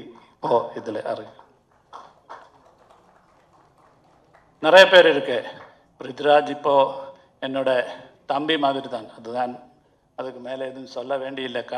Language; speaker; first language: Tamil; non-native, learner; Malayalam